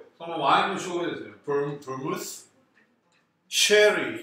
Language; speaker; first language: Japanese; non-native, fluent; Korean